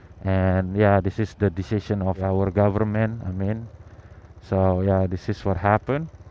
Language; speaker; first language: English; non-native, learner; Indonesian